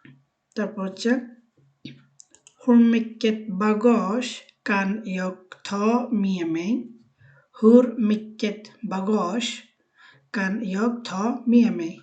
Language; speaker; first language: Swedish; non-native, fluent; Bangla